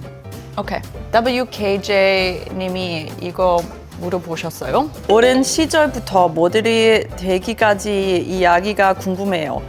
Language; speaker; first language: Korean; non-native, learner; German